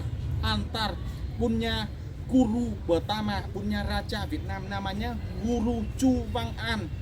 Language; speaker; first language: Indonesian; non-native, fluent; Vietnamese